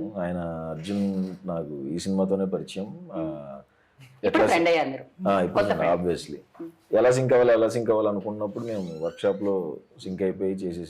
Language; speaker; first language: Telugu; native; Telugu